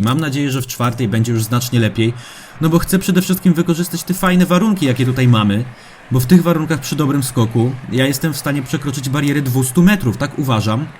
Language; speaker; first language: Polish; native; Polish